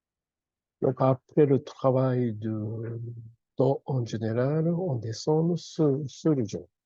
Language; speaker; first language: French; non-native, fluent; Japanese